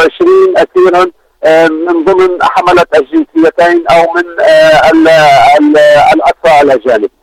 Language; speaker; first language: Arabic; native; Arabic